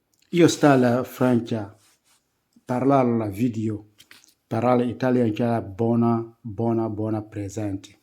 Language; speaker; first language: Italian; non-native, learner; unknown